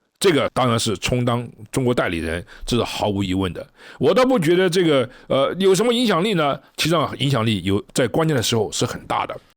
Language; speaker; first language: Chinese; native; Chinese